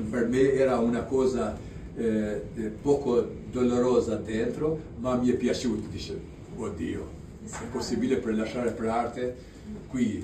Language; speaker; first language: Italian; non-native, learner; Albanian